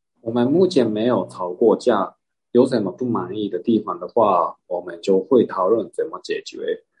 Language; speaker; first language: Chinese; non-native, fluent; Korean